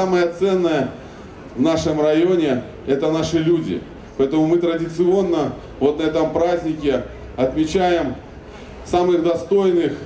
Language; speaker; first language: Russian; native; Russian